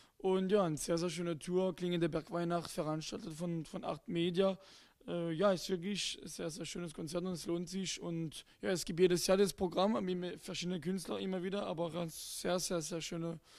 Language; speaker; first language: German; non-native, local second language; Swiss German